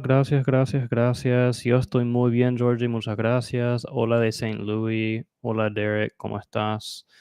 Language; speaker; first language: Spanish; non-native, fluent; English